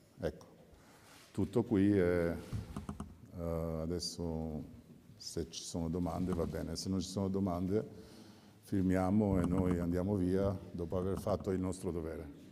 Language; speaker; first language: Italian; non-native, fluent; Albanian